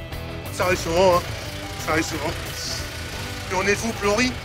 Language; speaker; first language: French; native; French